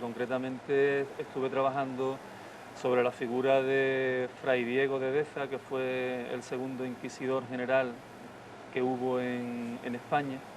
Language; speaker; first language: Spanish; native; Spanish